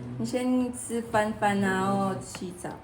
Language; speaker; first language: Chinese; non-native, fluent; Filipino